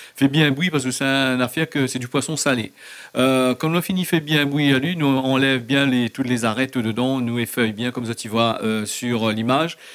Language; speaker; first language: French; native; French